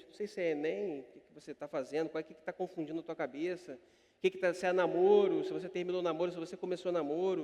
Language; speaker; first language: Portuguese; native; Portuguese